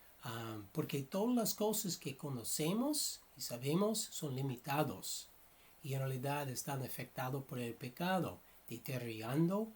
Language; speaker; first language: Spanish; non-native, fluent; English